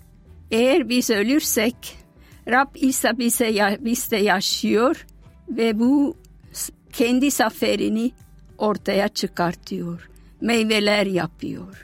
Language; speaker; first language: Turkish; non-native, fluent; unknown